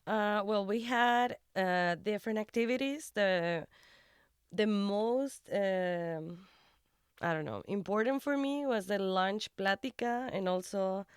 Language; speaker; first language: English; non-native, fluent; Spanish